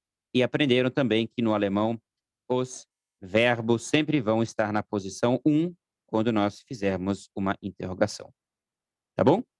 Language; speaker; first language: Portuguese; non-native, fluent; German